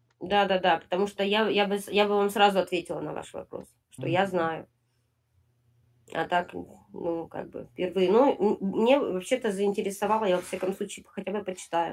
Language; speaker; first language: Russian; native; Russian